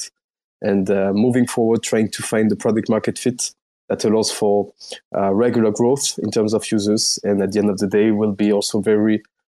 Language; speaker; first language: English; non-native, fluent; French